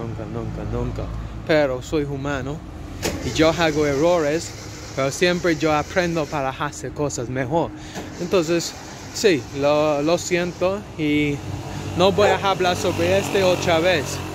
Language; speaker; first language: Spanish; non-native, learner; English